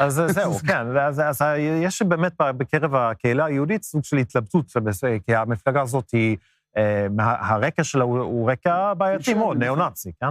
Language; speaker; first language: Hebrew; non-native, fluent; Swedish